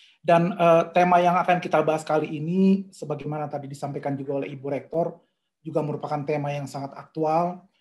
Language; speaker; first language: Indonesian; native; Indonesian